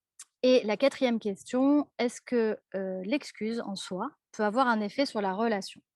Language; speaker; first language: French; native; French